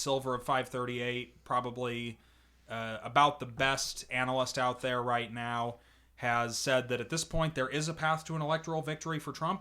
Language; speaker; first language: English; native; English